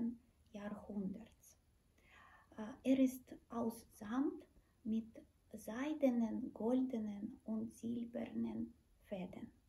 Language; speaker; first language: German; non-native, learner; Ukrainian